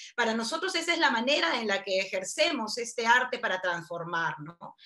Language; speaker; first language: Spanish; native; Spanish